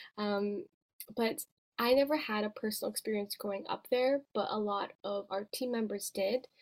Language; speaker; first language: English; native; English